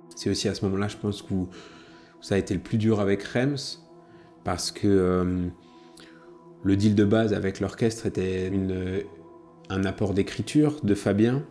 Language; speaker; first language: French; native; French